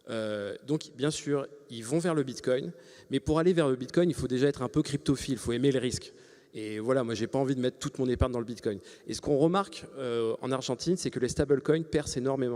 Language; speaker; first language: French; native; French